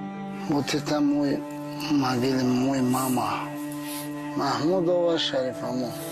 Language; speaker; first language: Russian; non-native, learner; Tajik